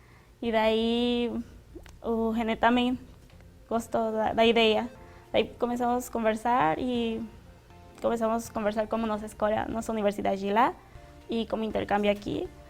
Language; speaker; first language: Portuguese; non-native, fluent; Spanish